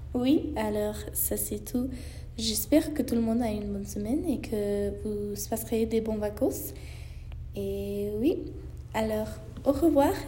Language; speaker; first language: French; non-native, learner; English